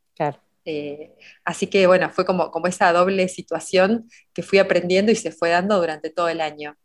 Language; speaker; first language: Spanish; native; Spanish